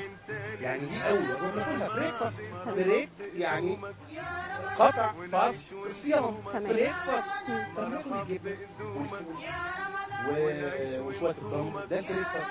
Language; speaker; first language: Arabic; native; Arabic